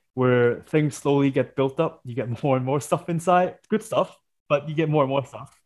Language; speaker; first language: English; non-native, local second language; Cantonese